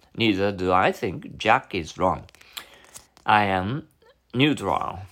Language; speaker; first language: English; non-native, learner; Japanese